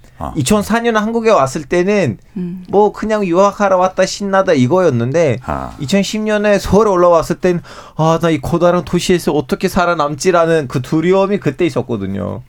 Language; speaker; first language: Korean; non-native, fluent; Turkish